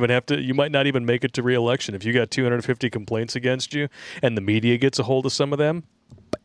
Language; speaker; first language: English; native; English